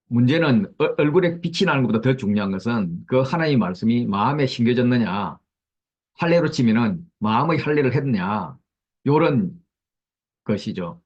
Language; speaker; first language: Korean; native; Korean